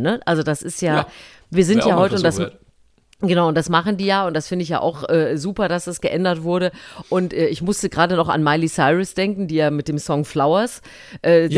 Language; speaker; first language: German; native; German